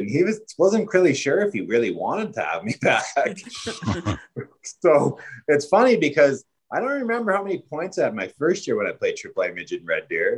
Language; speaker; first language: English; native; English